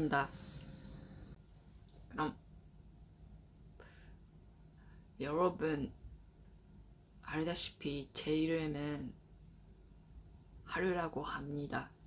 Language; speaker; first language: Korean; non-native, learner; Japanese